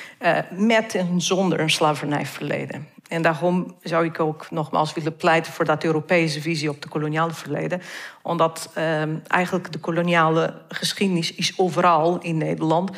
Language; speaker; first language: Dutch; non-native, fluent; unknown